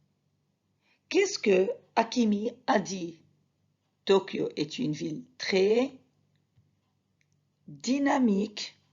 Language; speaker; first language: French; non-native, fluent; Arabic